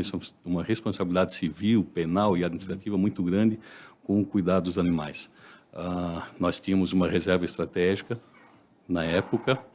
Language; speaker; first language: Portuguese; native; Portuguese